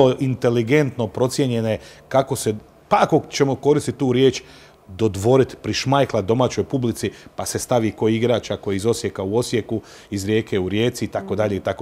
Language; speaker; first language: Croatian; native; Croatian